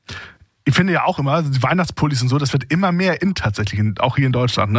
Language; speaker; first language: German; native; German